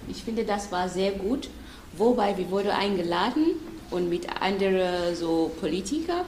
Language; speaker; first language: German; non-native, fluent; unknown